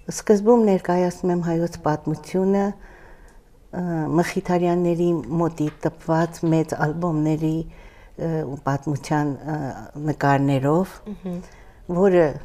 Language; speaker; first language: Armenian; early bilingual, heritage; Armenian